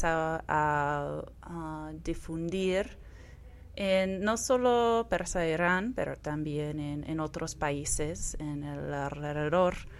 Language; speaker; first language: Spanish; non-native, learner; Persian